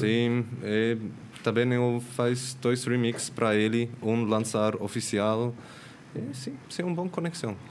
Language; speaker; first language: Portuguese; non-native, learner; Swiss German